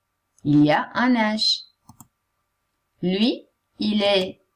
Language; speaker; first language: French; non-native, fluent; Italian